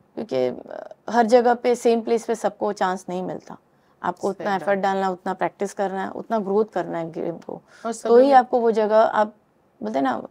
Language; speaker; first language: Hindi; native; Hindi